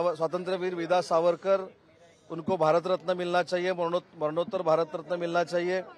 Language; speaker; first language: Hindi; non-native, local second language; Marathi